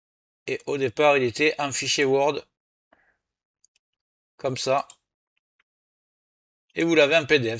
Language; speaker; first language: French; native; French